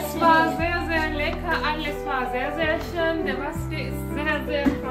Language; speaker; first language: German; non-native, learner; Turkish